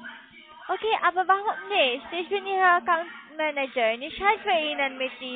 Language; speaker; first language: German; non-native, learner; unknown